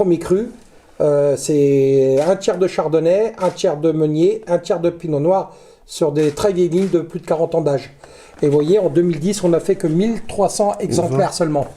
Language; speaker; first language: French; native; French